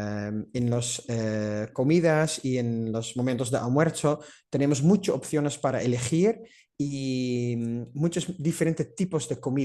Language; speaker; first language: Spanish; non-native, fluent; Dutch